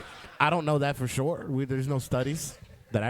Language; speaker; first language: English; native; English